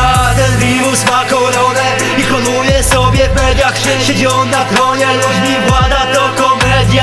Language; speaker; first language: Polish; native; Polish